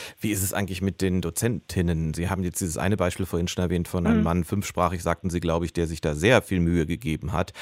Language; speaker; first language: German; native; German